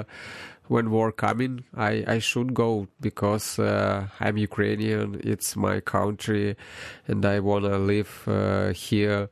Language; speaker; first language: English; non-native, learner; Ukrainian